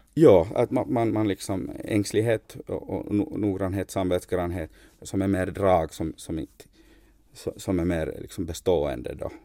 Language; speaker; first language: Swedish; native; Swedish